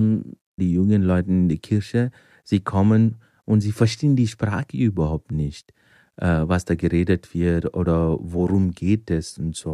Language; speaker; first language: German; non-native, fluent; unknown